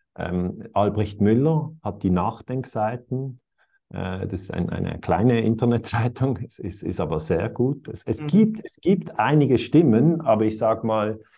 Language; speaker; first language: German; native; German